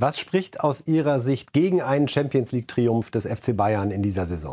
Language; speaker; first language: German; native; German